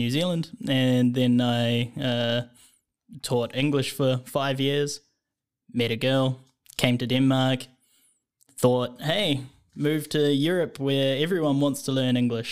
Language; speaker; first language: English; native; English